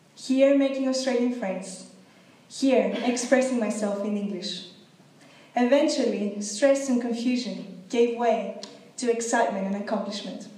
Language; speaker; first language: English; non-native, fluent; Greek